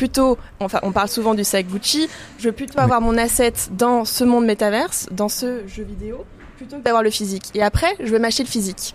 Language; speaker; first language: French; native; French